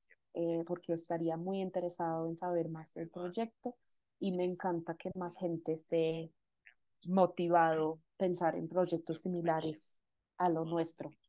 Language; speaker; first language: Spanish; non-native, fluent; Indonesian